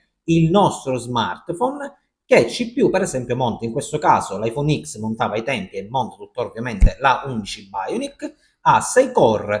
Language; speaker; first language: Italian; native; Italian